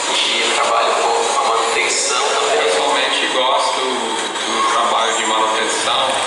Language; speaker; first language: Portuguese; non-native, fluent; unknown